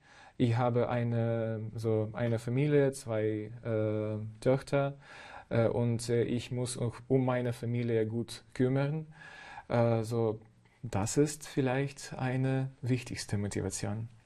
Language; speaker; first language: German; non-native, fluent; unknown